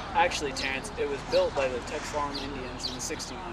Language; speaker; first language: English; native; English